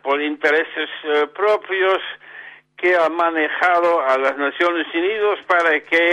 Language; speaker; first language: Spanish; non-native, fluent; Dutch